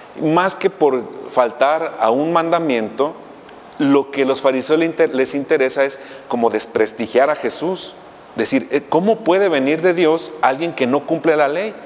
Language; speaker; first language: Spanish; native; Spanish